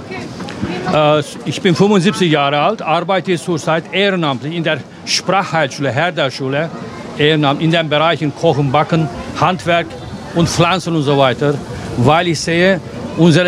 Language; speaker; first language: German; non-native, fluent; Turkish